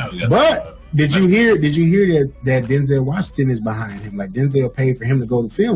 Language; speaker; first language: English; native; English